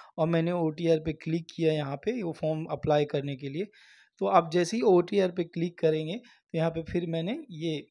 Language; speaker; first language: Hindi; native; Hindi